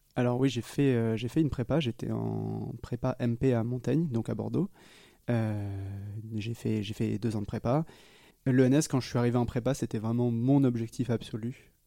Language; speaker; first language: French; native; French